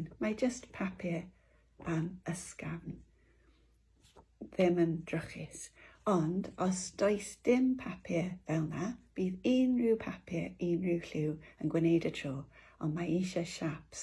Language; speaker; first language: Welsh; non-native, local second language; English